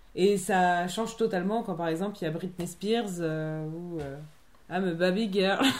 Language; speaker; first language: French; native; French